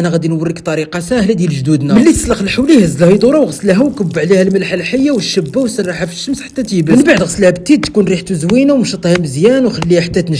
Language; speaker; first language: Arabic; native; Arabic